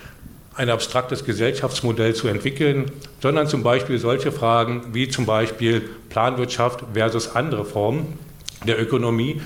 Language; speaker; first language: German; native; German